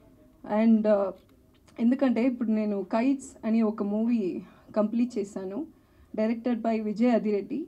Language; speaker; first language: Telugu; non-native, learner; Tamil